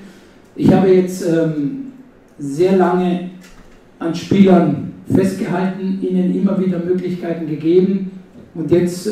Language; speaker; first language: German; non-native, fluent; Italian